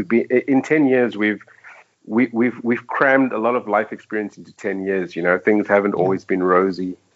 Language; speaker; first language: English; native; English